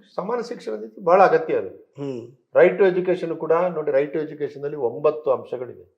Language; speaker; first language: Kannada; native; Kannada